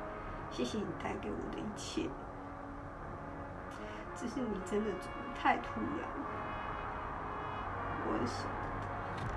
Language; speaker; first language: Chinese; native; Chinese